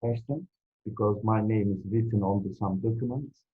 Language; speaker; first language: English; non-native, fluent; Turkish